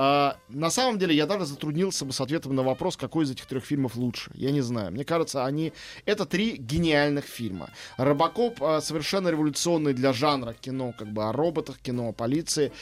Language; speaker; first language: Russian; native; Russian